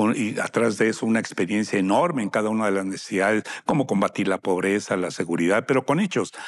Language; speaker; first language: Spanish; native; Spanish